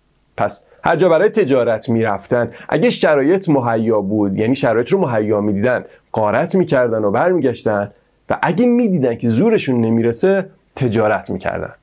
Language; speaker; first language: Persian; native; Persian